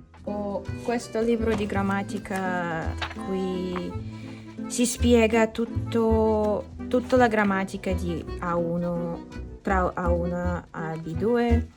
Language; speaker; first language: Italian; non-native, learner; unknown